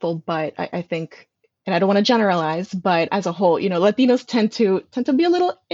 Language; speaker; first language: English; native; English